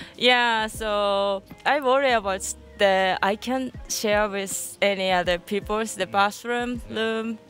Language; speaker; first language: English; non-native, fluent; Japanese